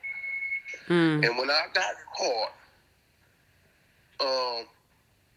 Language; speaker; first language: English; native; English